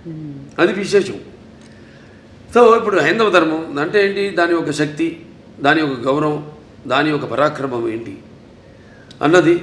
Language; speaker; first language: Telugu; native; Telugu